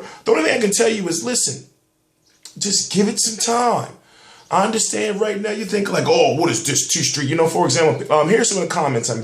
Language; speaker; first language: English; native; English